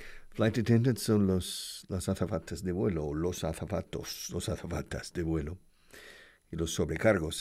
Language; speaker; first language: Spanish; non-native, fluent; English